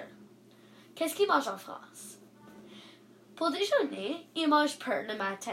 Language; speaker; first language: French; non-native, learner; English